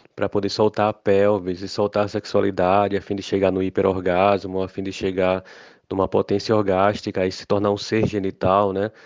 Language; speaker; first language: Portuguese; native; Portuguese